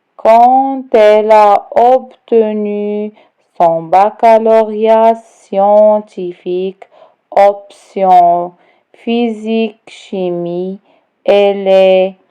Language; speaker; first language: French; non-native, local second language; Arabic